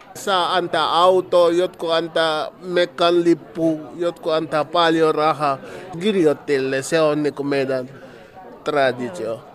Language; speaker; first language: Finnish; non-native, fluent; Mandingo